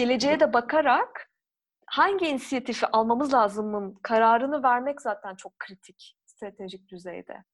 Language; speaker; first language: Turkish; native; Turkish